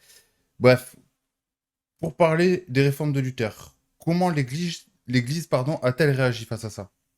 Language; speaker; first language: French; native; French